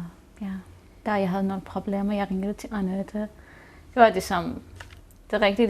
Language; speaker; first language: Danish; non-native, learner; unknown